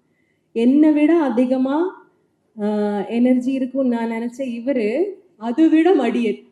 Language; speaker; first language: Tamil; non-native, learner; Malayalam